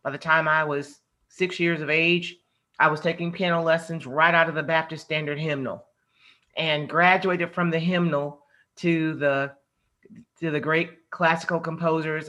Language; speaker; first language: English; native; English